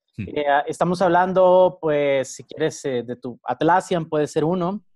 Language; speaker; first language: Spanish; native; Spanish